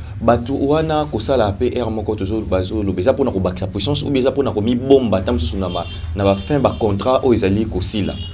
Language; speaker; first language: Lingala; native; Lingala